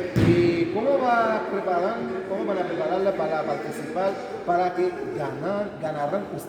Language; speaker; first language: Spanish; non-native, learner; Haitian Creole